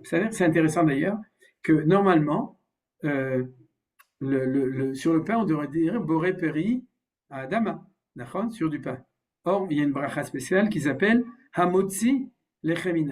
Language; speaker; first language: French; native; French